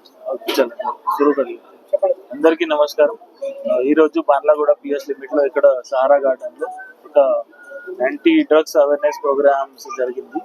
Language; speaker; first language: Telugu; non-native, local second language; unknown